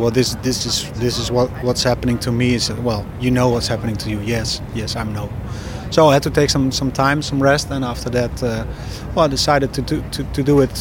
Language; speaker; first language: English; non-native, fluent; Dutch